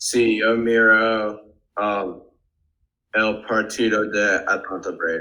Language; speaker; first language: Spanish; non-native, learner; English